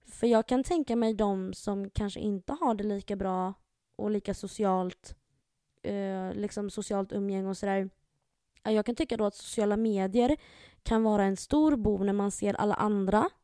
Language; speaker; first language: Swedish; native; Swedish